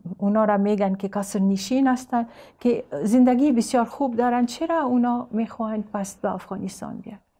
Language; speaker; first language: Persian; non-native, learner; Arabic